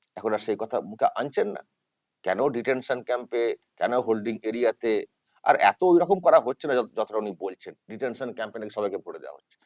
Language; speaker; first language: Bangla; native; Bangla